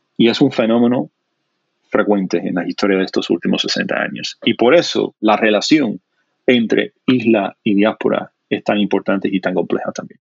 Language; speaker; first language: Spanish; non-native, fluent; English